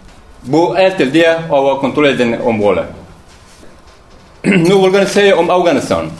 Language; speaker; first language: Danish; non-native, learner; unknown